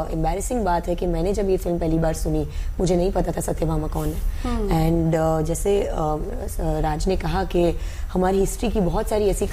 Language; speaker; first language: Hindi; non-native, local second language; Gujarati